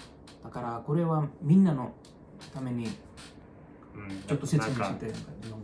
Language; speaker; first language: Japanese; non-native, learner; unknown